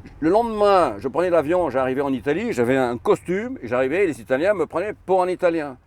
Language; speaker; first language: French; non-native, fluent; Arabic